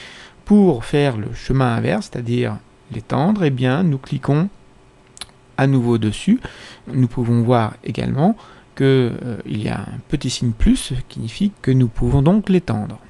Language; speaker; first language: French; native; French